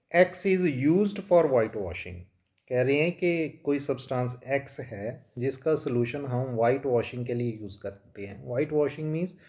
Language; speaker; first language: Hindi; non-native, local second language; Punjabi